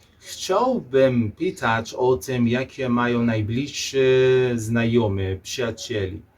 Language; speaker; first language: Polish; non-native, learner; Persian